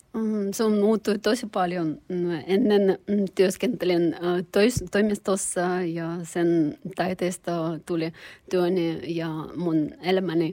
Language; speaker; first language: Finnish; non-native, learner; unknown